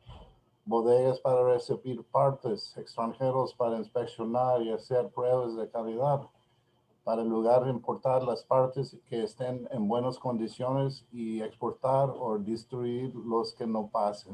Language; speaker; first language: Spanish; non-native, learner; English